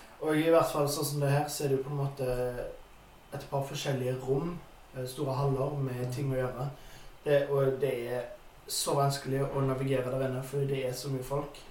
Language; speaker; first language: Norwegian; native; Norwegian